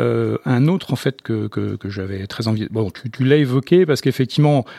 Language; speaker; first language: French; native; French